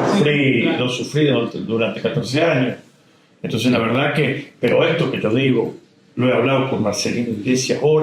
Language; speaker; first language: Spanish; native; Spanish